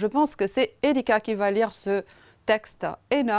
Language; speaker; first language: French; non-native, fluent; Romanian